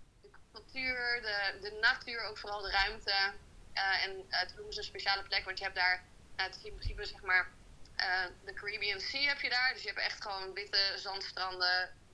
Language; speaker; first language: Dutch; native; Dutch